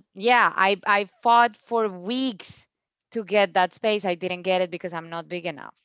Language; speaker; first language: English; non-native, fluent; Spanish